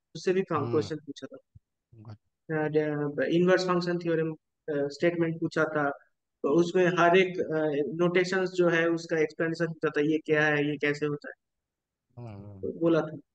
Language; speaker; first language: Hindi; non-native, local second language; Bangla